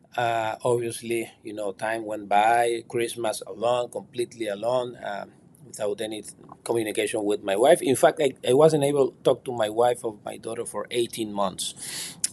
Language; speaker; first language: English; non-native, fluent; Spanish